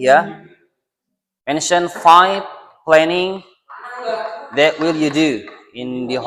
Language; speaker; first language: English; non-native, learner; Indonesian